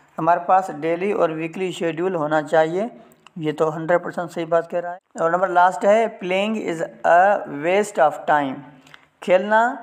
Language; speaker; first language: Urdu; non-native, local second language; Sindhi